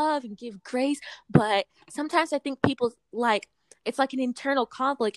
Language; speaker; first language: English; native; English